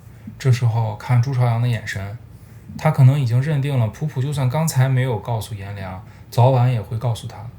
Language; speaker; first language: Chinese; native; Chinese